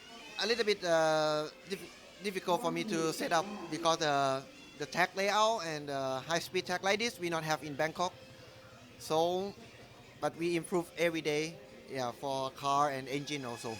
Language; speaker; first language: English; non-native, learner; Thai